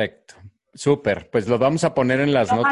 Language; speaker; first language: Spanish; native; Spanish